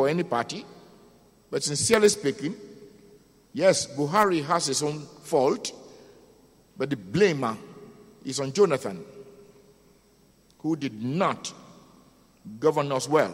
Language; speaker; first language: English; non-native, local second language; Yoruba